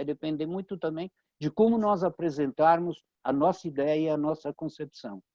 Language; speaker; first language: Portuguese; early bilingual, other home language; Italian